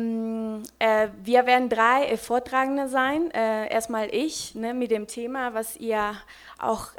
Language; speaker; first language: German; non-native, fluent; Spanish